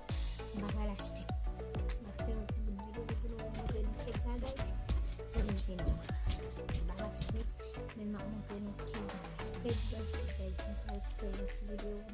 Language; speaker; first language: French; non-native, learner; Haitian Creole